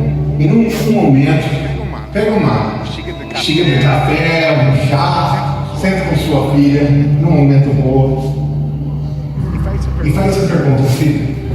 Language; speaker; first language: Portuguese; non-native, fluent; English